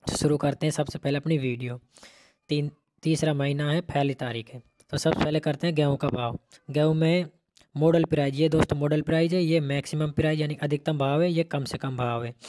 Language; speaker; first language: Hindi; native; Hindi